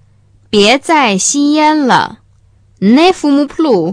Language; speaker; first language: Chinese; native; Chinese